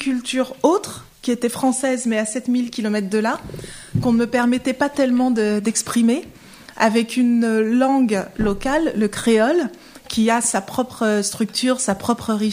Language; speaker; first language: French; native; French